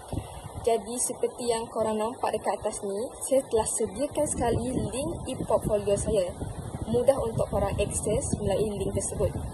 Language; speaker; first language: Malay; native; Malay